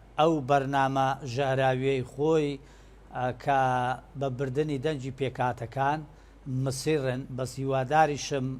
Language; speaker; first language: Central Kurdish; non-native, local second language; Turkish